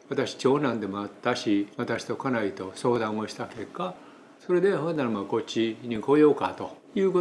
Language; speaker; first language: Japanese; native; Japanese